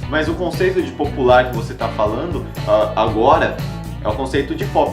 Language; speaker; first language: Portuguese; native; Portuguese